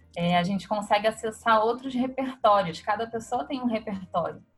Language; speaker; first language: Portuguese; native; Portuguese